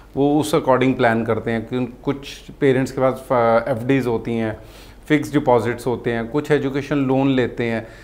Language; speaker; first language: Hindi; non-native, local second language; Punjabi